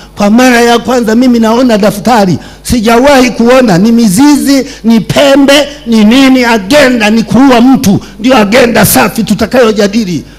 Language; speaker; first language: Swahili; non-native, local second language; Sukuma